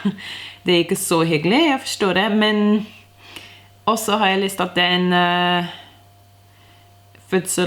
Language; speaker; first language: Norwegian; non-native, fluent; English